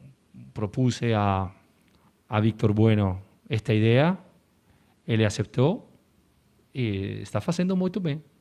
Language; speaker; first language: Portuguese; non-native, learner; Spanish